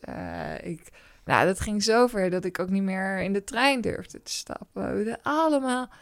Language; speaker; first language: Dutch; native; Dutch